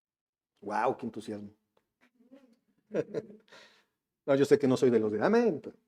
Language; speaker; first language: Spanish; native; Spanish